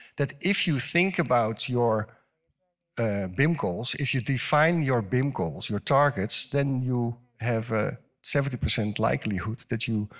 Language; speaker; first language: English; non-native, fluent; Dutch